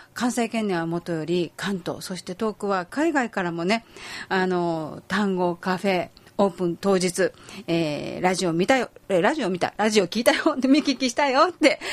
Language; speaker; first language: Japanese; native; Japanese